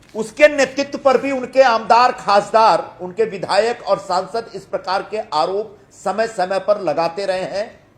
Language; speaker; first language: Hindi; non-native, local second language; Marathi